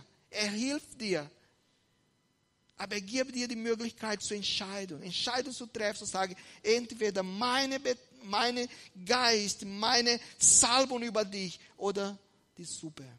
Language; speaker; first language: German; non-native, fluent; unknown